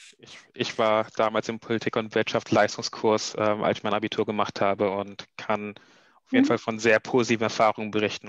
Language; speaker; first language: German; native; German